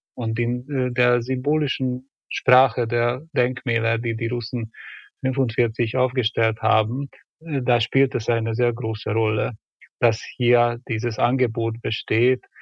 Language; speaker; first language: German; non-native, fluent; Hungarian